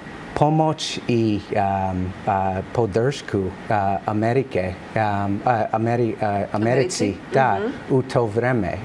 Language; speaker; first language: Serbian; non-native, learner; English